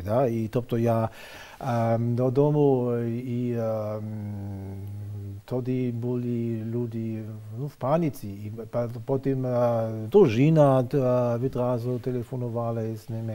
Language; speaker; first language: Ukrainian; non-native, fluent; German